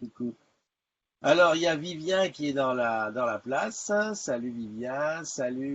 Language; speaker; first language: French; native; French